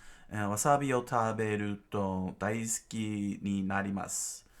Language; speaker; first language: Japanese; non-native, learner; English